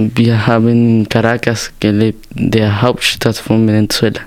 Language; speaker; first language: German; non-native, learner; Spanish